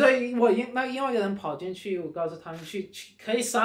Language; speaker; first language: Chinese; early bilingual, heritage; Chinese